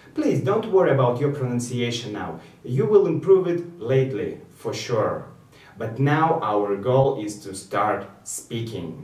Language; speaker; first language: English; non-native, fluent; Russian